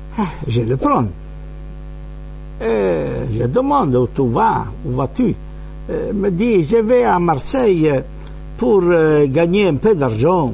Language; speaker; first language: French; non-native, fluent; Italian